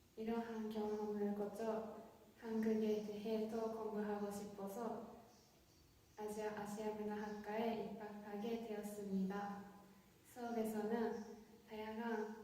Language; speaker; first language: Korean; non-native, fluent; Japanese